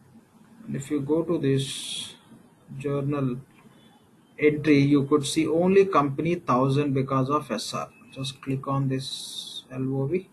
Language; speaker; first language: English; non-native, local second language; Telugu